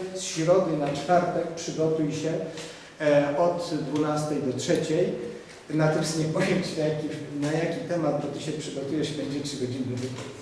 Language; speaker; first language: Polish; native; Polish